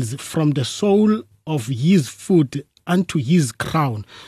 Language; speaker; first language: English; non-native, local second language; Tswana